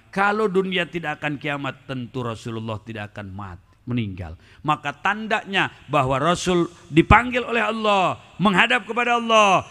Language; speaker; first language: Indonesian; non-native, local second language; Sundanese